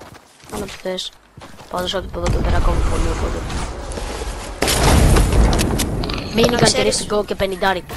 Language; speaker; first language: Greek; native; Greek